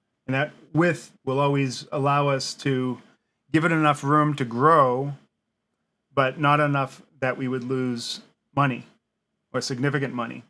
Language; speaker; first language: English; native; English